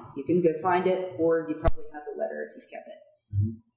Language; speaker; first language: English; native; English